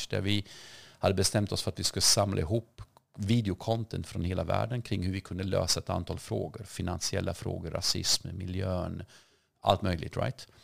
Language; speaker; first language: Swedish; early bilingual, other home language; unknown